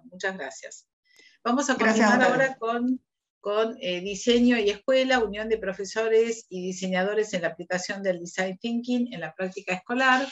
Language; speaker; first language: Spanish; native; Spanish